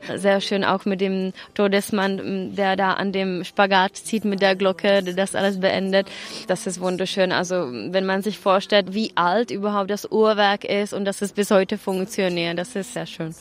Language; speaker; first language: German; non-native, fluent; Czech